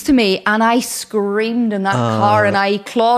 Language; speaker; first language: English; native; English